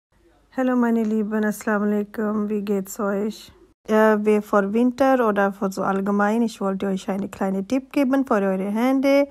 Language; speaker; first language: German; non-native, learner; Urdu